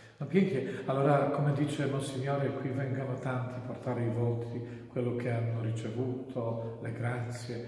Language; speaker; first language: Italian; non-native, learner; Polish